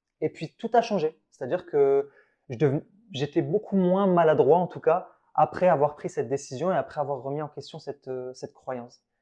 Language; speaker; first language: French; early bilingual, other home language; Arabic